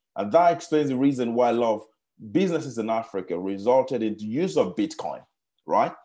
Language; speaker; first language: English; non-native, local second language; Yoruba